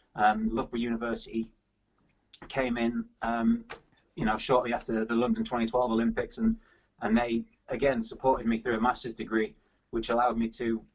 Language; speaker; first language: English; native; English